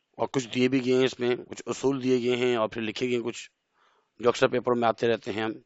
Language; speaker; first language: Urdu; native; Urdu